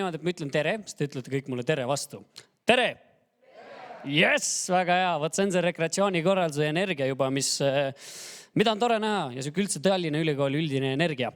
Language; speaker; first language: Estonian; native; Estonian